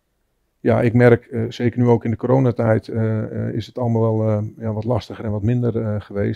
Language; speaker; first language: Dutch; native; Dutch